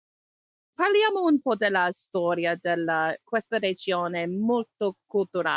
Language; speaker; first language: Italian; non-native, learner; English